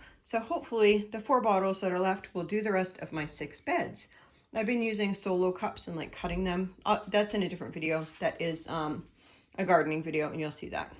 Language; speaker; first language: English; native; English